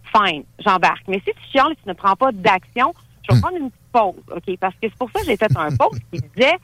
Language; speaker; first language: French; native; French